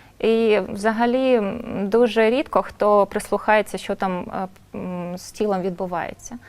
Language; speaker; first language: Ukrainian; non-native, local second language; Russian